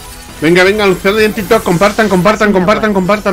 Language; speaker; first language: Spanish; native; Spanish